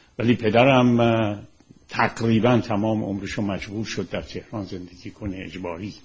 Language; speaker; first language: Persian; native; Persian